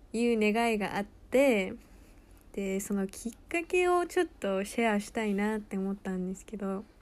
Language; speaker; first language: Japanese; early bilingual, heritage; Japanese